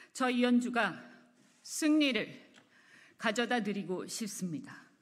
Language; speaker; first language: Korean; native; Korean